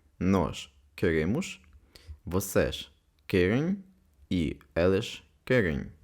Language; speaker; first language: Portuguese; non-native, fluent; Ukrainian